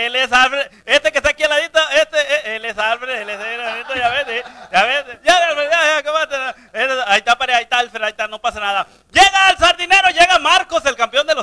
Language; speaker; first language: Spanish; native; Spanish